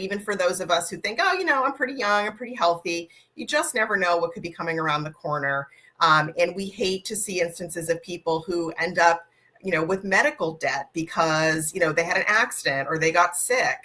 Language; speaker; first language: English; native; English